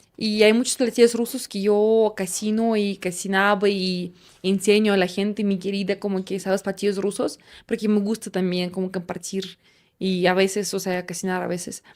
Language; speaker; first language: Spanish; non-native, fluent; Russian